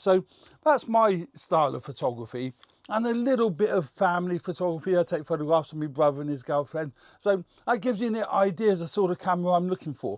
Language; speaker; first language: English; native; English